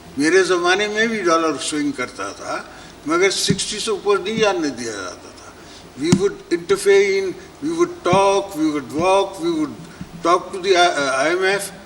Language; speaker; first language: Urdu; non-native, local second language; Sindhi